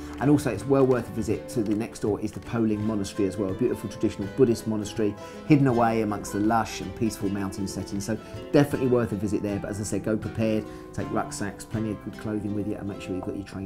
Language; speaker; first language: English; native; English